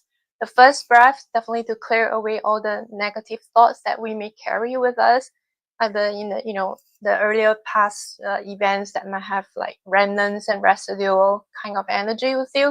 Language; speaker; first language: English; non-native, fluent; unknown